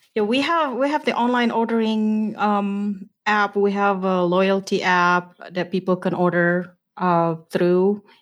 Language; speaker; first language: English; non-native, fluent; Indonesian